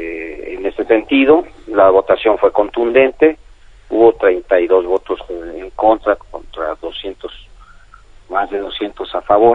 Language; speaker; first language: Spanish; native; Spanish